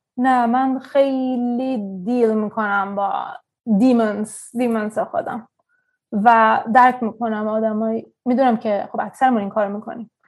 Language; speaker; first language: Persian; early bilingual, heritage; Persian